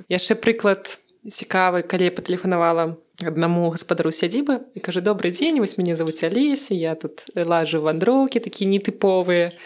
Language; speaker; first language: Belarusian; non-native, local second language; Russian